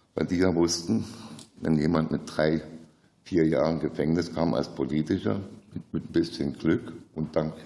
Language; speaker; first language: German; native; German